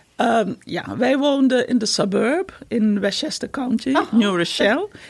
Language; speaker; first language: Dutch; native; Dutch